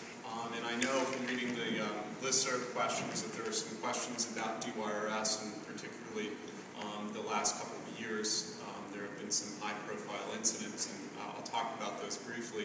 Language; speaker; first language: English; native; English